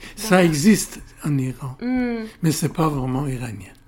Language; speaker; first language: French; non-native, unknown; Persian